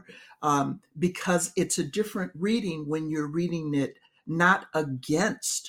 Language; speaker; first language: English; native; English